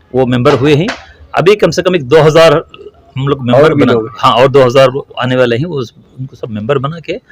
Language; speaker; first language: Urdu; native; Urdu